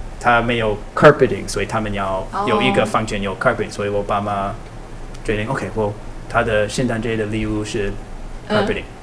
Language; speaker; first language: Chinese; non-native, learner; English